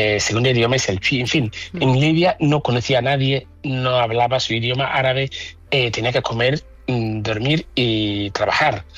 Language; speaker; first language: Spanish; non-native, fluent; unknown